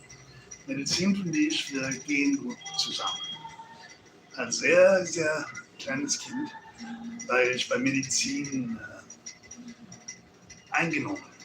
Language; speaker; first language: German; non-native, learner; English